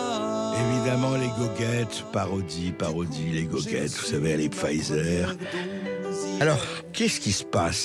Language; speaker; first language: French; native; French